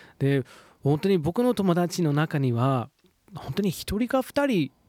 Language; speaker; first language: Japanese; non-native, fluent; English